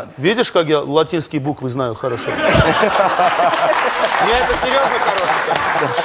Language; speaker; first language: Russian; non-native, local second language; Armenian